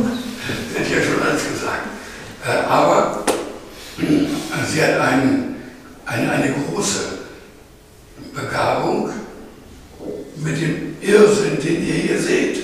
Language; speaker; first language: German; non-native, fluent; Greek